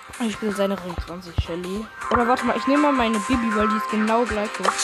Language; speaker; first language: German; native; German